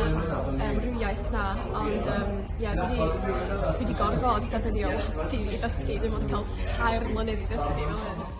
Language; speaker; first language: Welsh; non-native, local second language; English